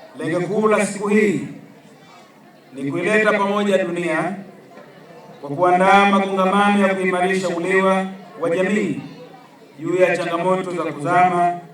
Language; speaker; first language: Swahili; native; Swahili